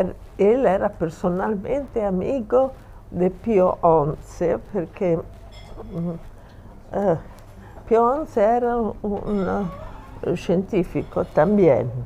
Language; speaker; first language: Spanish; non-native, fluent; Italian